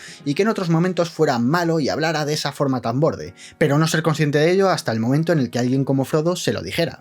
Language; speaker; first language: Spanish; native; Spanish